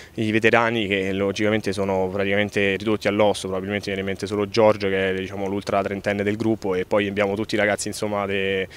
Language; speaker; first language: Italian; native; Italian